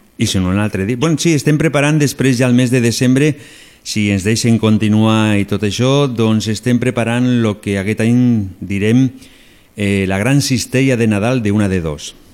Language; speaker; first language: Catalan; non-native, local second language; Spanish